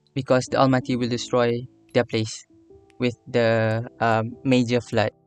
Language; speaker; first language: English; non-native, local second language; Malay